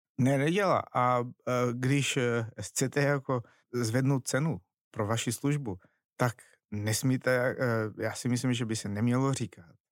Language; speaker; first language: Czech; non-native, fluent; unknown